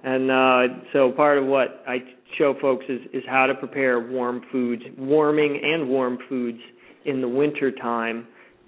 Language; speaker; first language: English; native; English